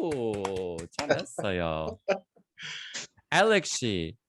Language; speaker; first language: Korean; non-native, fluent; English